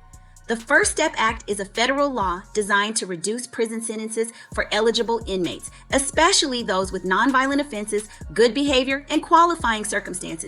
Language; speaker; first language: English; native; English